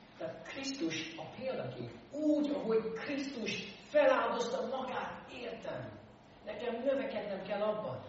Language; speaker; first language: Hungarian; non-native, fluent; English